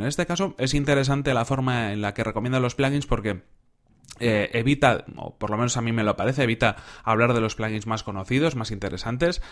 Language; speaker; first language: Spanish; native; Spanish